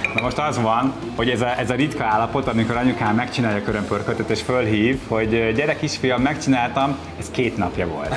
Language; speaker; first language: Hungarian; native; Hungarian